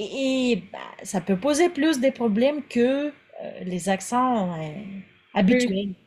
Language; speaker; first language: French; non-native, fluent; Russian